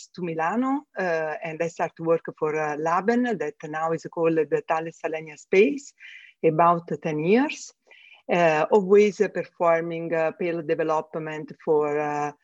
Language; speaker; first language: English; non-native, fluent; Italian